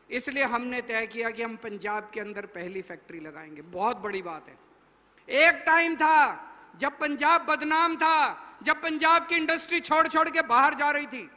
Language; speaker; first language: Hindi; native; Hindi